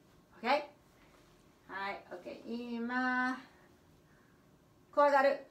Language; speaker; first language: Japanese; non-native, fluent; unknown